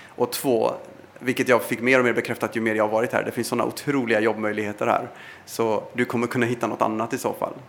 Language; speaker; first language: Swedish; early bilingual, other home language; Persian